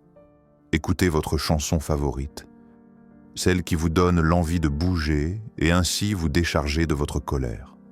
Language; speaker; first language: French; native; French